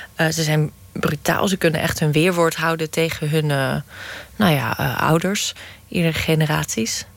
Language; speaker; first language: Dutch; native; Dutch